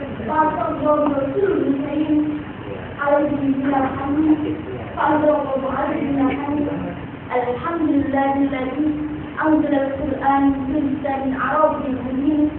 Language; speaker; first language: Arabic; non-native, learner; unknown